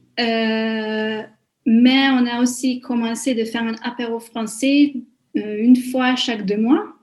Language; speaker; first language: French; non-native, fluent; Hungarian